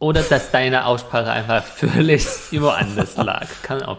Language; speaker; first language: German; non-native, fluent; Chinese